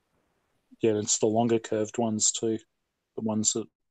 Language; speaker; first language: English; native; English